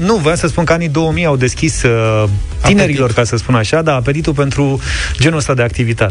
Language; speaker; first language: Romanian; native; Romanian